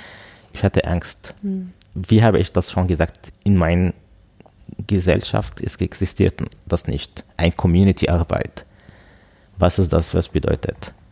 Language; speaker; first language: German; non-native, learner; Arabic